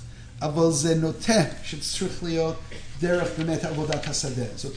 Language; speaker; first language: Hebrew; non-native, fluent; English